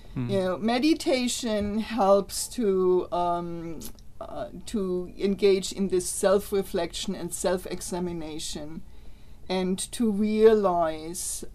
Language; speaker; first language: English; non-native, fluent; German